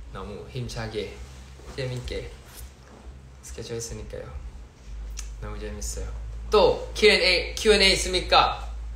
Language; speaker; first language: Korean; non-native, fluent; Thai